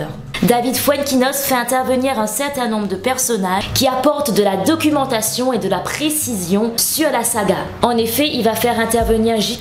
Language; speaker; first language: French; native; French